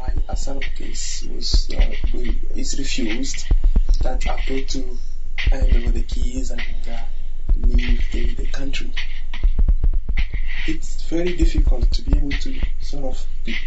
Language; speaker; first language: English; non-native, fluent; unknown